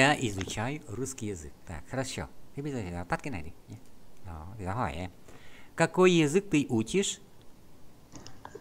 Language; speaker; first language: Russian; non-native, fluent; Vietnamese